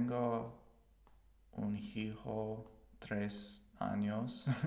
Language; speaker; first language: Spanish; non-native, learner; English